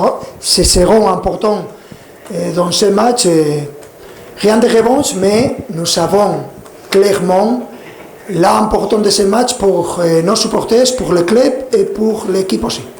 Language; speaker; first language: French; non-native, fluent; Spanish